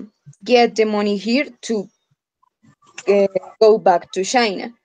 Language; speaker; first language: English; non-native, fluent; Spanish